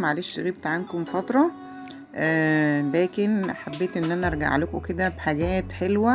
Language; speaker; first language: Arabic; native; Arabic